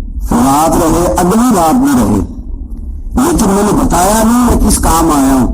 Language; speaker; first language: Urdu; non-native, local second language; Punjabi